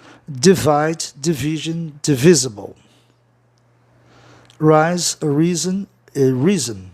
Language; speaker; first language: English; non-native, fluent; Portuguese